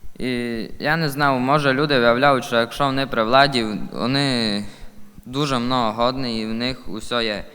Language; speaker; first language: Ukrainian; native; Ukrainian